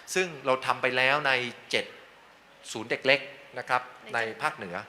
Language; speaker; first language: Thai; native; Thai